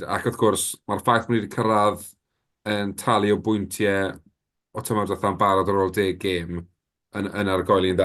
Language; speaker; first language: Welsh; native; Welsh